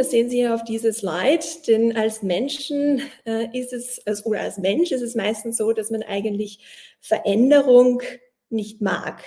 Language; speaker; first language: German; native; German